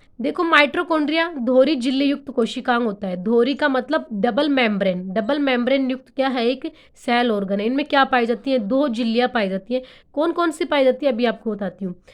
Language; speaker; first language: Hindi; native; Hindi